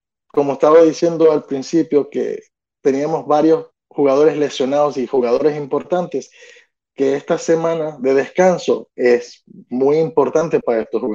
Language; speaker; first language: Spanish; early bilingual, other home language; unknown